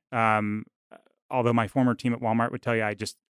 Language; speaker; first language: English; native; English